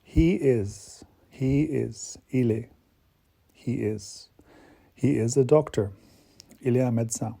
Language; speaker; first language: French; non-native, fluent; English